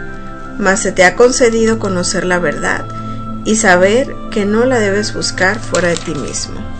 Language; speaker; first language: Spanish; native; Spanish